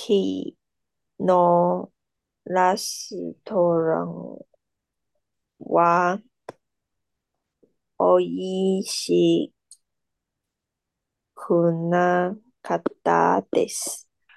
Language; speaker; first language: Japanese; non-native, learner; Chinese